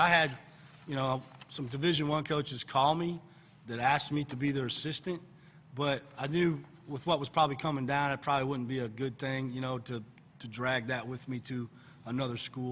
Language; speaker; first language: English; native; English